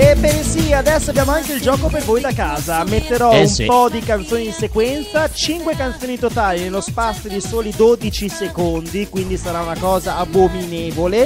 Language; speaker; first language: Italian; native; Italian